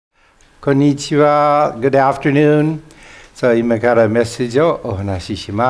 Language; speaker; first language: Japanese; non-native, fluent; English